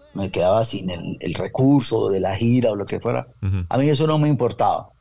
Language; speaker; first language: Spanish; native; Spanish